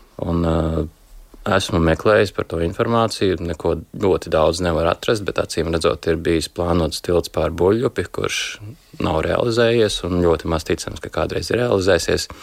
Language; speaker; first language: Latvian; native; Latvian